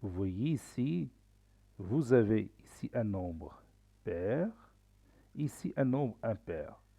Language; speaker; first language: French; non-native, local second language; Arabic